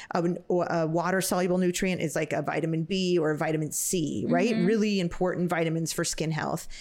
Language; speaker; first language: English; native; English